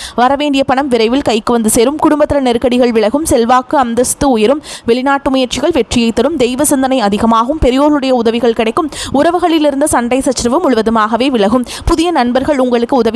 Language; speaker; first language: Tamil; native; Tamil